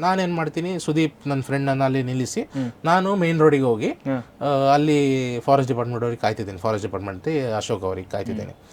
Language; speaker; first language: Kannada; non-native, local second language; Konkani